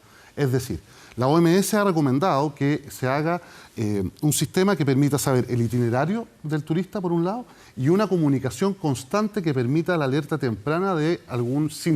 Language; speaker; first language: Spanish; native; Spanish